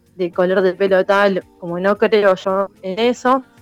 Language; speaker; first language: Spanish; native; Spanish